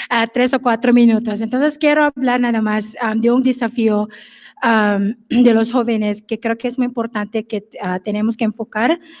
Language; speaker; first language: Spanish; non-native, fluent; English